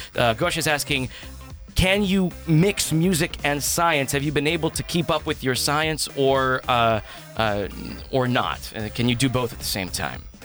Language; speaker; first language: English; native; English